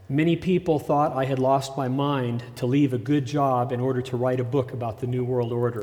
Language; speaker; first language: English; early bilingual, other home language; German